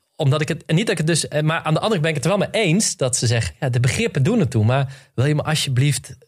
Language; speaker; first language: Dutch; native; Dutch